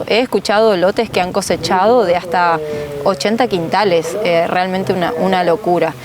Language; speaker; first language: Spanish; native; Spanish